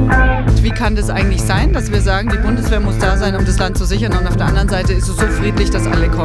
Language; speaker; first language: German; native; German